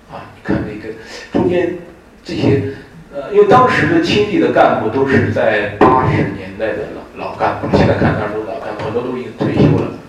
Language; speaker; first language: Chinese; native; Chinese